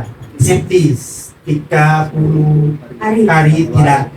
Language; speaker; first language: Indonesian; non-native, learner; Thai